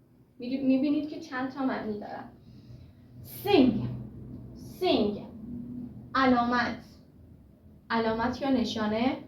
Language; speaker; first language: Persian; native; Persian